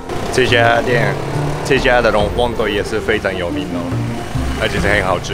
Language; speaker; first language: Chinese; non-native, fluent; Japanese